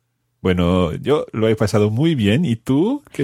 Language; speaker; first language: Spanish; non-native, fluent; English